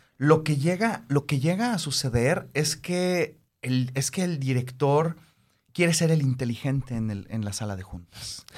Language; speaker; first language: Spanish; native; Spanish